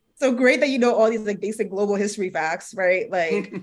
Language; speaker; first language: English; native; English